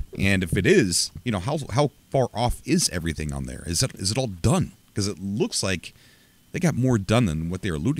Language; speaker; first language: English; native; English